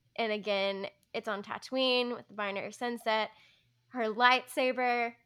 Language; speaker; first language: English; native; English